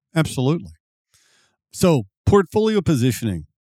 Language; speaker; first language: English; native; English